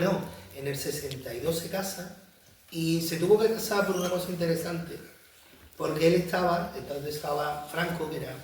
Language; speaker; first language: Spanish; native; Spanish